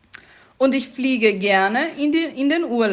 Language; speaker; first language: German; non-native, fluent; Portuguese